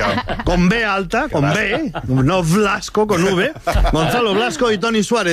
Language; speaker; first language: Spanish; native; Spanish